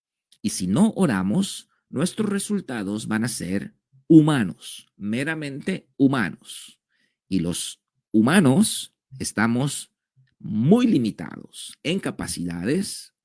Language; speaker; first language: Spanish; native; Spanish